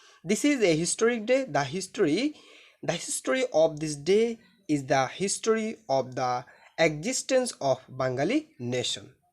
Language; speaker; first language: English; non-native, local second language; Bangla